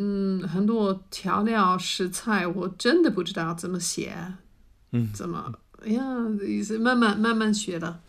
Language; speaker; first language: Chinese; non-native, fluent; English